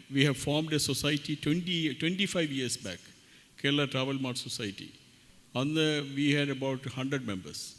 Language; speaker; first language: English; non-native, local second language; Malayalam